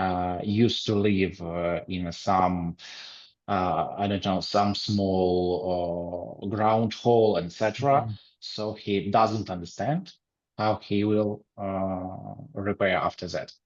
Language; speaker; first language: English; non-native, learner; Ukrainian